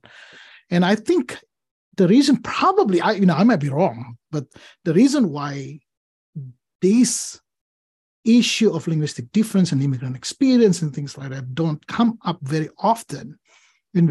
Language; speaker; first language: English; non-native, fluent; Indonesian